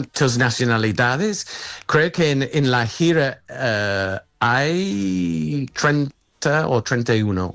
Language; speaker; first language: Spanish; non-native, fluent; English